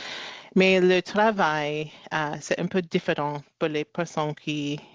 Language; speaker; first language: French; non-native, learner; English